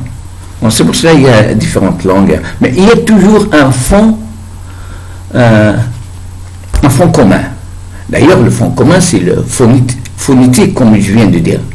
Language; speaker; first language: French; non-native, fluent; Arabic